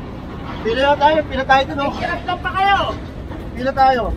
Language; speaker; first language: Filipino; native; Filipino